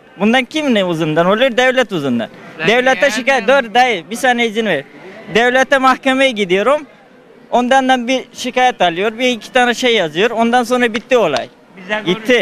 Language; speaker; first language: Turkish; non-native, learner; Persian